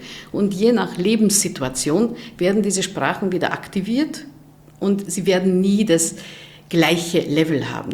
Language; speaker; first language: German; non-native, fluent; Hungarian